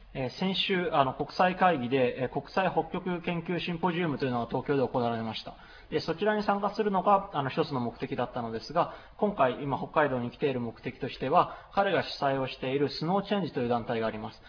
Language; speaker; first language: Japanese; native; Japanese